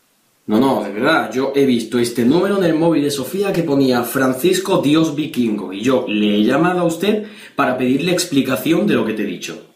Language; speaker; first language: Spanish; native; Spanish